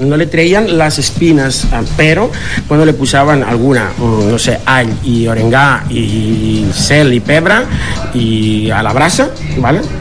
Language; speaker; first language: Catalan; non-native, fluent; Spanish